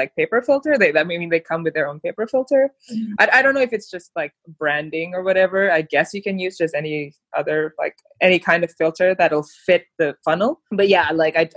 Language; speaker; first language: English; non-native, local second language; Filipino